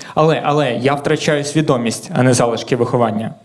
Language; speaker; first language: Ukrainian; native; Ukrainian